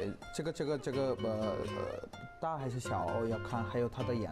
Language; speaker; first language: Chinese; non-native, learner; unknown